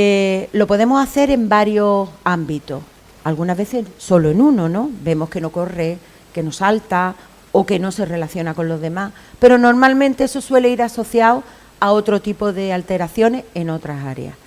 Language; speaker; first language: Spanish; native; Spanish